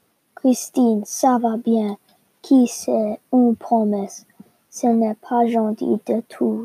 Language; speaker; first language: French; non-native, learner; English